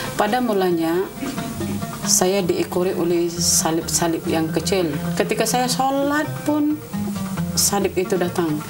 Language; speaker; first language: Malay; non-native, local second language; Central Dusun